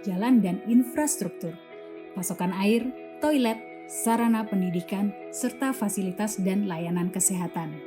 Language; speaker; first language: Indonesian; native; Indonesian